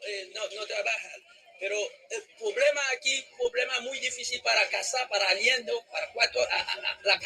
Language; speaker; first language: Spanish; non-native, learner; Haitian Creole